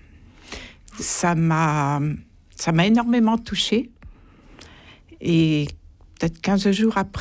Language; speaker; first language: French; native; French